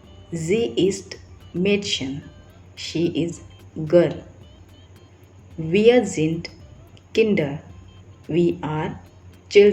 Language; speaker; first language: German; non-native, fluent; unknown